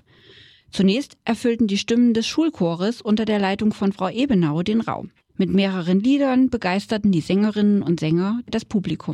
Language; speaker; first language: German; native; German